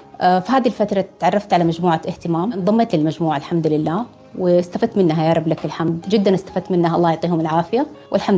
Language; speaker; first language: Arabic; native; Arabic